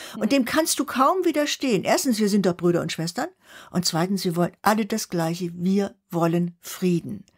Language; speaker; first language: German; native; German